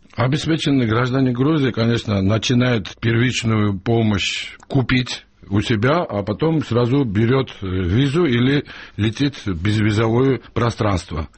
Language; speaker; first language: Russian; non-native, local second language; Georgian